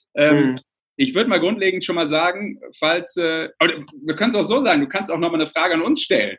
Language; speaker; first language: German; non-native, fluent; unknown